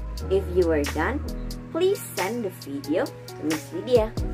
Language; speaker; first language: English; non-native, fluent; Indonesian